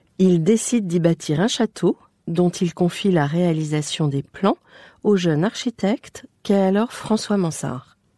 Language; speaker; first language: French; native; French